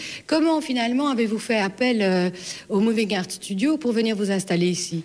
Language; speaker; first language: French; native; French